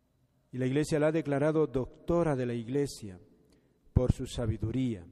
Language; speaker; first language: Spanish; native; Spanish